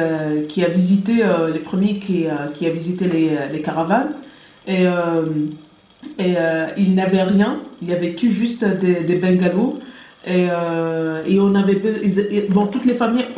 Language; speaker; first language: French; non-native, local second language; Arabic